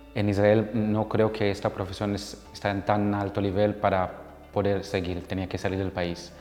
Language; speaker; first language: Spanish; non-native, fluent; Hebrew